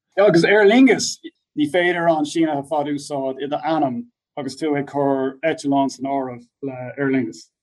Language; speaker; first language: Irish; non-native, local second language; English